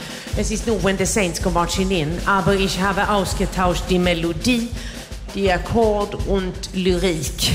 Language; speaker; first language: German; non-native, learner; Swedish